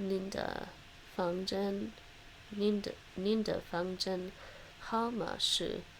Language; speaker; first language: Chinese; non-native, learner; Cantonese